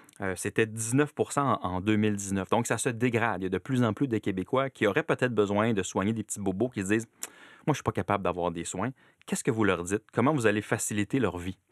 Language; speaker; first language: French; native; French